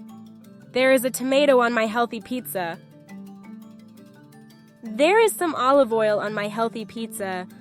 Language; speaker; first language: English; non-native, fluent; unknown